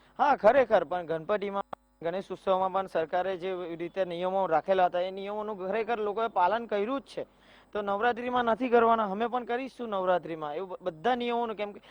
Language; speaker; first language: Gujarati; native; Gujarati